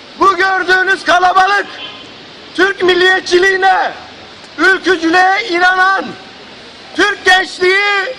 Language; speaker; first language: Turkish; native; Turkish